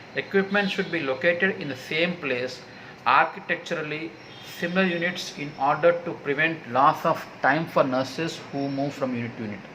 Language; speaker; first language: English; non-native, local second language; Telugu